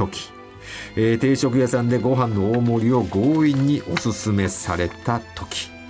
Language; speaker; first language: Japanese; native; Japanese